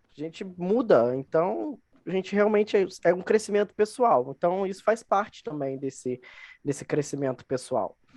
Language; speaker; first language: Portuguese; native; Portuguese